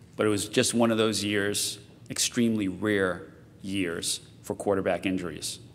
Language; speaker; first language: English; native; English